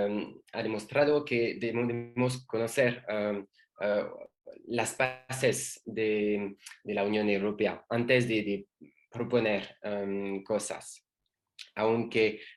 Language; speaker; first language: Spanish; non-native, learner; French